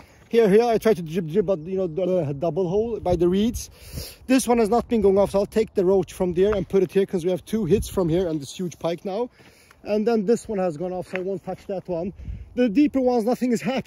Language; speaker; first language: English; non-native, fluent; Swedish